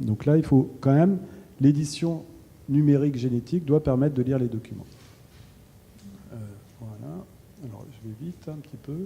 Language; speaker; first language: French; native; French